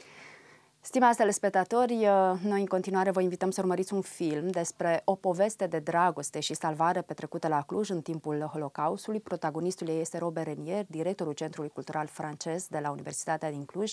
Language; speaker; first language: Romanian; native; Romanian